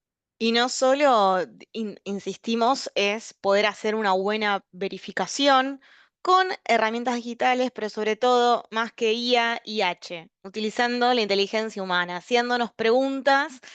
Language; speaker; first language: Spanish; native; Spanish